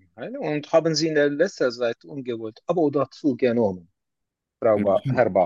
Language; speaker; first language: German; non-native, learner; Turkish